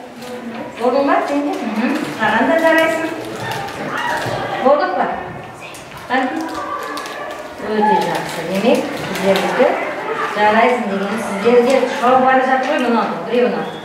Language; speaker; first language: Kazakh; non-native, local second language; Uzbek